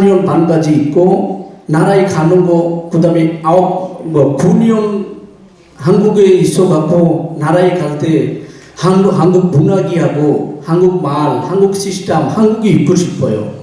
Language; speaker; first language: Korean; non-native, fluent; Bangla